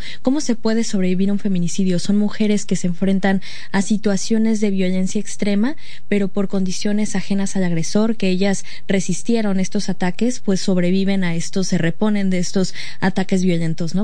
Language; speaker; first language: Spanish; native; Spanish